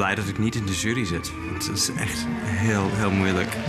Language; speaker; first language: Dutch; non-native, fluent; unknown